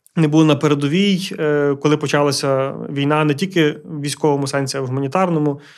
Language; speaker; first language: Ukrainian; early bilingual, heritage; Ukrainian